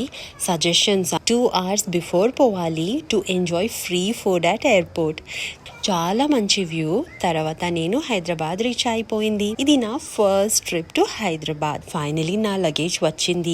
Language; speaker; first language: Telugu; non-native, learner; Kannada